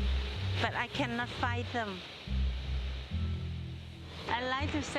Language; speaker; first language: English; non-native, learner; Cantonese